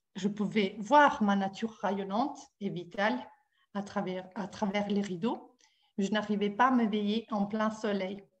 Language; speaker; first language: French; non-native, fluent; Italian